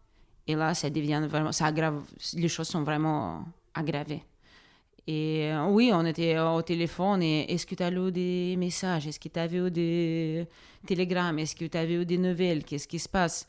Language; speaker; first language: French; non-native, fluent; Russian